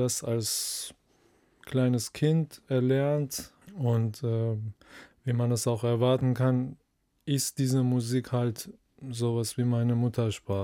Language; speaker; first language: German; non-native, fluent; Persian